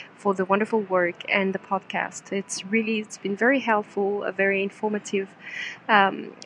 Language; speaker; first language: English; non-native, fluent; French